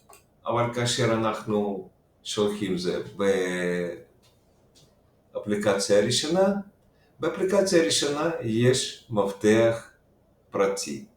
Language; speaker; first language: Hebrew; non-native, fluent; Russian